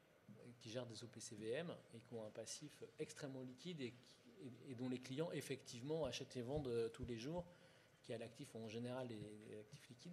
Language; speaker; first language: French; native; French